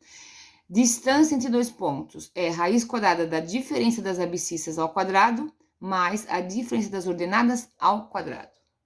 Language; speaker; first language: Portuguese; native; Portuguese